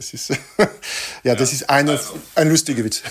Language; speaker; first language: German; non-native, fluent; French